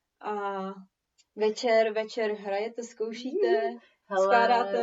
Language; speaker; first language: Czech; native; Czech